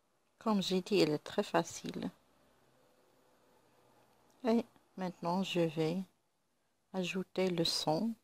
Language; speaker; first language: French; non-native, local second language; Arabic